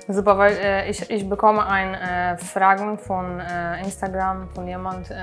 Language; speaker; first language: German; non-native, learner; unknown